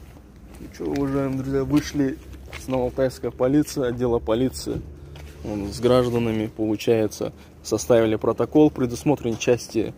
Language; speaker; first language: Russian; non-native, local second language; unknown